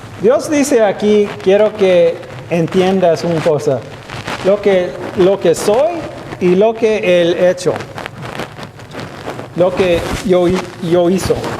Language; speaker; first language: Spanish; non-native, learner; English